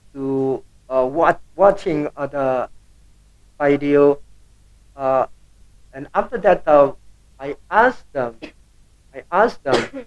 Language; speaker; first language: English; non-native, learner; Indonesian